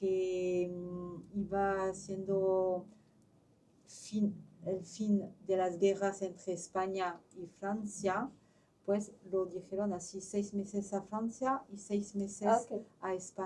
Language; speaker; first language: Spanish; non-native, local second language; French